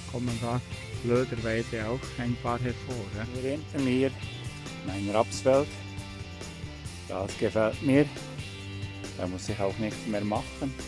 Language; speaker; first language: German; native; German